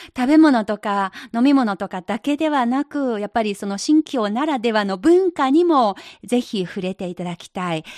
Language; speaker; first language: Japanese; non-native, fluent; Chinese